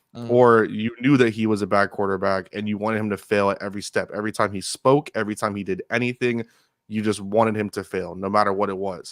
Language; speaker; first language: English; native; English